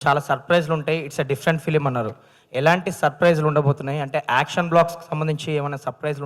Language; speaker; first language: Telugu; native; Telugu